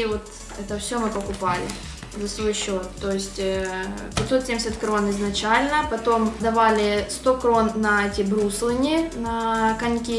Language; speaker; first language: Russian; native; Russian